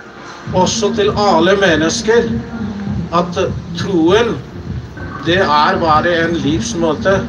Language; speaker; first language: Norwegian; non-native, fluent; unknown